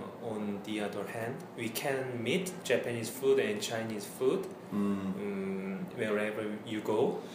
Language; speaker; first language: English; non-native, learner; Korean